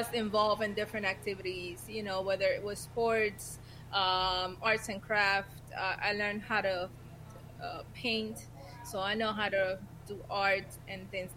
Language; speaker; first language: English; non-native, fluent; Spanish